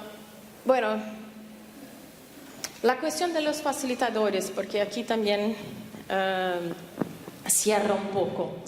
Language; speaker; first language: Spanish; non-native, fluent; Portuguese